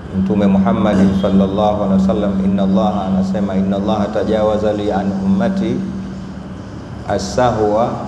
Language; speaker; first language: Swahili; native; Swahili